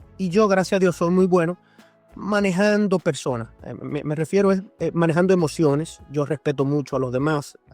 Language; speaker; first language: Spanish; native; Spanish